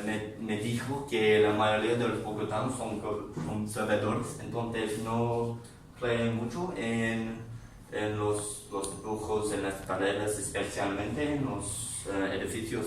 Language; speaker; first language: Spanish; non-native, learner; English